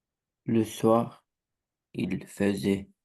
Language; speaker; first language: French; non-native, learner; Romanian